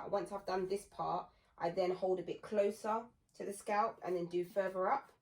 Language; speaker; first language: English; native; English